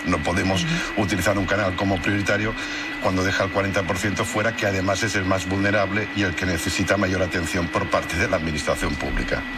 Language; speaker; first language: Spanish; non-native, local second language; Catalan